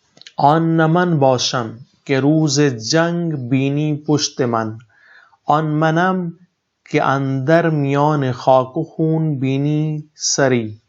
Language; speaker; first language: Persian; non-native, fluent; Urdu